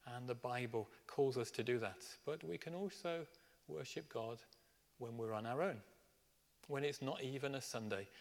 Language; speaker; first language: English; native; English